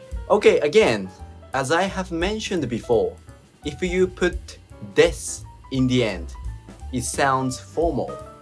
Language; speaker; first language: English; non-native, fluent; Japanese